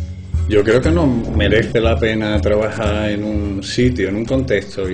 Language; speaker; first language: Spanish; native; Spanish